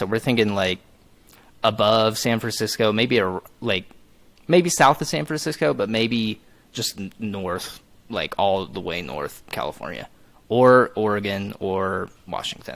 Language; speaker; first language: English; native; English